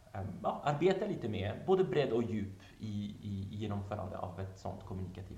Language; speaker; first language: Swedish; non-native, fluent; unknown